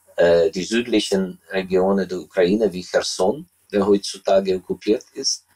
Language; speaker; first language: German; non-native, fluent; Ukrainian